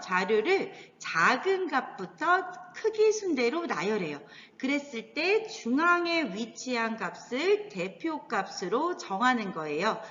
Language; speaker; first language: Korean; native; Korean